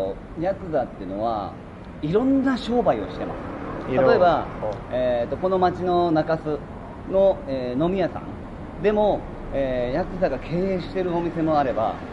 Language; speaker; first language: Japanese; native; Japanese